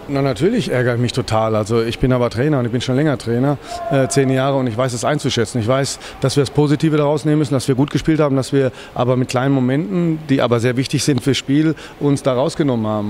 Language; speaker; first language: German; native; German